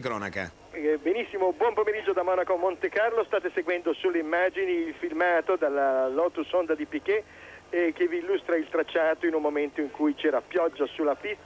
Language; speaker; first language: Italian; native; Italian